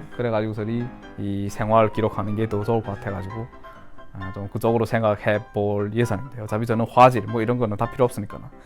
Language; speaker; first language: Korean; early bilingual, heritage; Korean